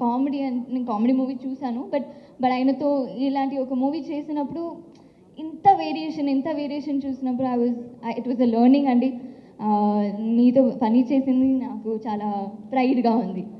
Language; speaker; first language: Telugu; non-native, local second language; Tamil